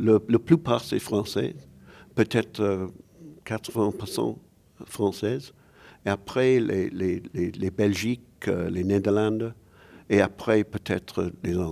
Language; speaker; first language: French; non-native, learner; English